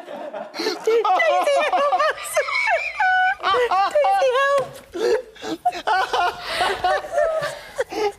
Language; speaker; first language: English; native; English